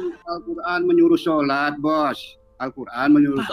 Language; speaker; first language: Indonesian; native; Indonesian